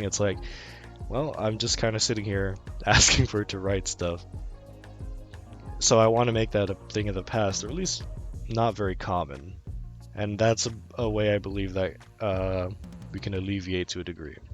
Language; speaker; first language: English; native; English